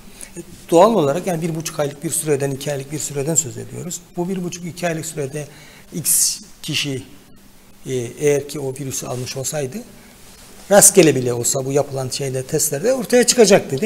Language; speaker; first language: Turkish; native; Turkish